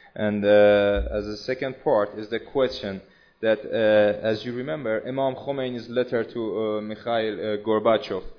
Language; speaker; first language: English; non-native, learner; Persian